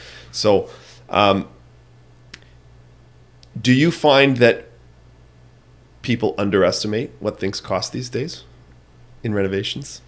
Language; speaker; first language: English; native; English